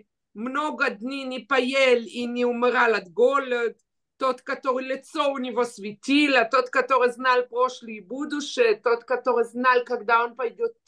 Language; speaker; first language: Russian; early bilingual, heritage; Russian